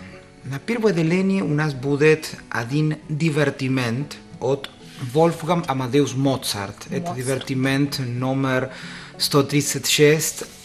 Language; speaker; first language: Russian; non-native, learner; Spanish